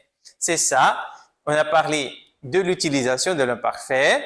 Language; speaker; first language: French; non-native, fluent; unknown